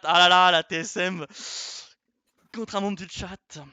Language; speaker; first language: French; native; French